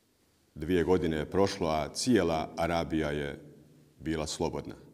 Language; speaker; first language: Bosnian; native; Bosnian